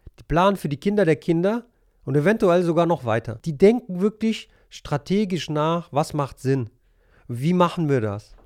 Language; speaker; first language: German; early bilingual, other home language; Polish